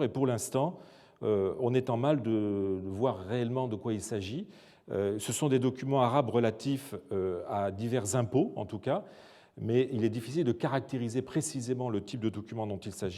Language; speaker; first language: French; native; French